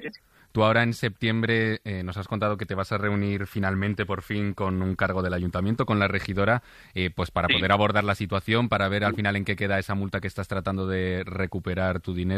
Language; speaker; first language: Spanish; native; Spanish